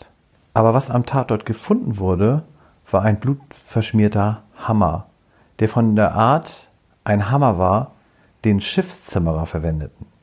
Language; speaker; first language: German; native; German